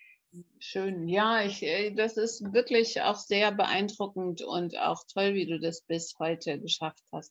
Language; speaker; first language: German; native; German